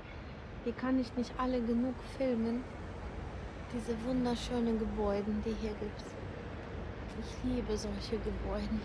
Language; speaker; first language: German; non-native, learner; Ukrainian